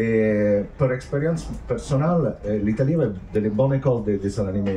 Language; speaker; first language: French; non-native, fluent; Italian